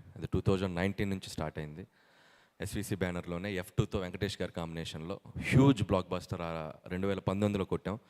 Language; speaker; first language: Telugu; native; Telugu